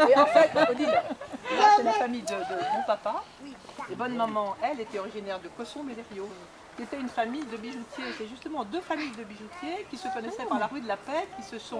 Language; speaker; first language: French; native; French